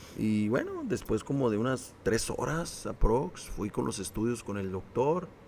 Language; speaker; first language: Spanish; native; Spanish